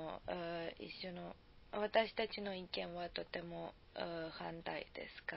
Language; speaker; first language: Japanese; non-native, learner; Serbian